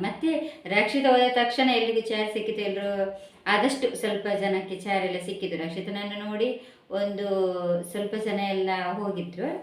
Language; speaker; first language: Kannada; non-native, local second language; Tulu